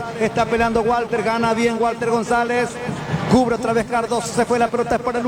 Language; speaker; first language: Spanish; native; Spanish